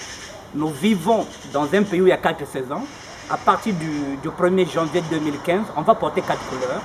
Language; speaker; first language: French; non-native, local second language; Lingala